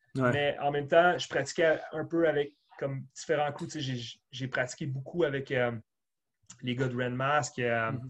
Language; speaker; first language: French; native; French